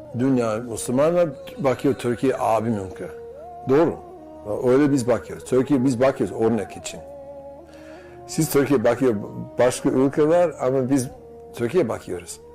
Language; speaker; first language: Turkish; non-native, learner; Bosnian